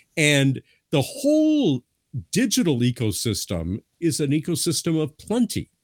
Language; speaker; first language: English; native; English